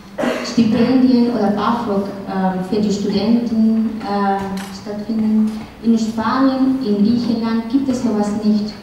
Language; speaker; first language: German; non-native, fluent; Spanish